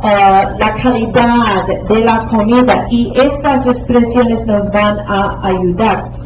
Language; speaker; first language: Spanish; non-native, fluent; English